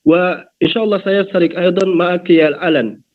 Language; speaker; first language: Arabic; non-native, fluent; Indonesian